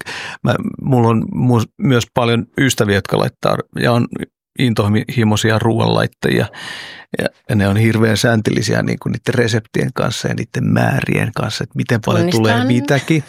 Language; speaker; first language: Finnish; early bilingual, other home language; Oromo